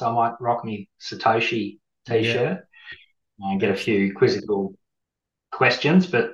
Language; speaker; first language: English; native; English